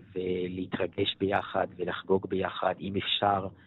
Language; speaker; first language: Hebrew; non-native, fluent; Italian